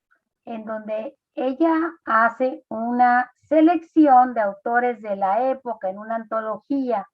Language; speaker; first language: Spanish; native; Spanish